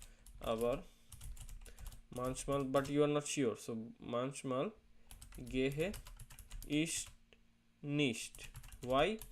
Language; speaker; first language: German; non-native, learner; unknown